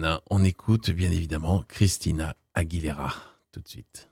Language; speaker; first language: French; native; French